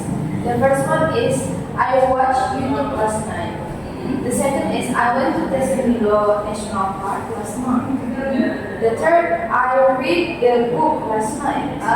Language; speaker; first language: English; non-native, fluent; Indonesian